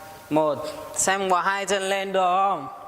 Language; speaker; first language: Vietnamese; non-native, learner; Hindi